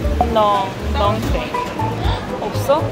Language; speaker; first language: Portuguese; non-native, learner; Korean